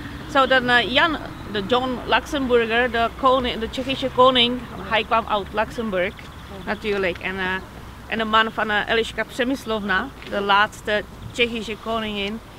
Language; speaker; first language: Dutch; non-native, fluent; Czech